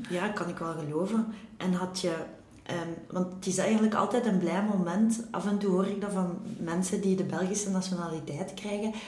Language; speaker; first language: Dutch; native; Dutch